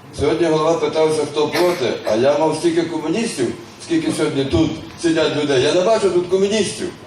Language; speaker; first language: Ukrainian; native; Ukrainian